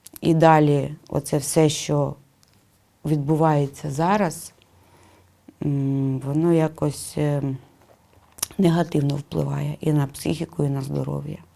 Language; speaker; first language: Ukrainian; native; Ukrainian